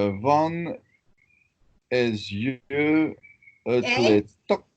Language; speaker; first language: Hungarian; non-native, learner; French